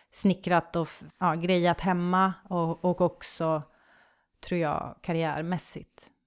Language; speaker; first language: Swedish; native; Swedish